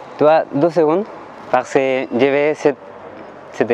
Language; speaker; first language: French; non-native, learner; Spanish